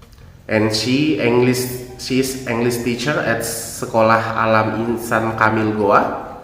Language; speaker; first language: English; non-native, fluent; Indonesian